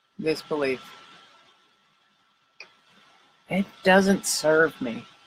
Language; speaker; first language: English; native; English